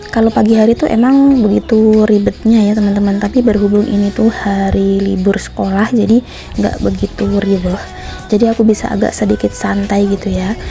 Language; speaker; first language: Indonesian; non-native, local second language; Javanese